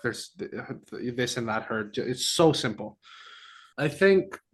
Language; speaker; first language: English; non-native, fluent; Icelandic